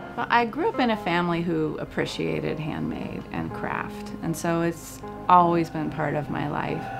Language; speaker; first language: English; native; English